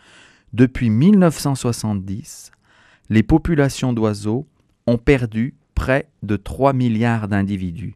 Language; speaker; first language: French; native; French